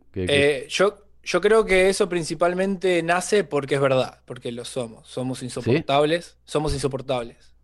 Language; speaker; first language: Spanish; native; Spanish